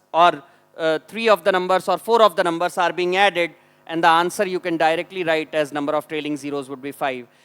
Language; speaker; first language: English; non-native, local second language; Hindi